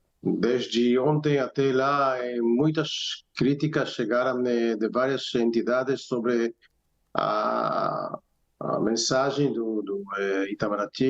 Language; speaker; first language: Portuguese; non-native, fluent; Hebrew